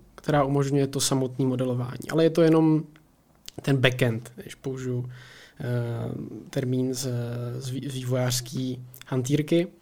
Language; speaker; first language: Czech; native; Czech